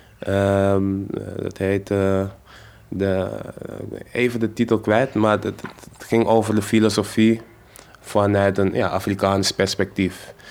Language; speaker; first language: Dutch; native; Dutch